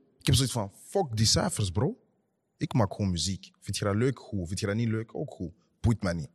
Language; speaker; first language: Dutch; early bilingual, other home language; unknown